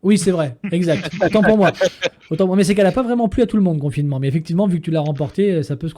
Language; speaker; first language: French; native; French